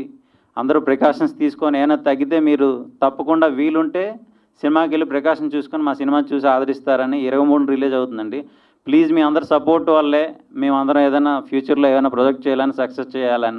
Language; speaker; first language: Telugu; native; Telugu